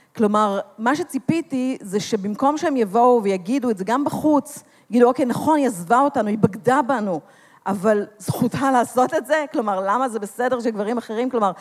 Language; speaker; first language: Hebrew; native; Hebrew